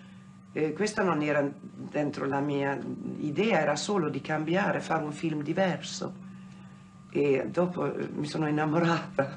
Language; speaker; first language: Italian; non-native, fluent; Swedish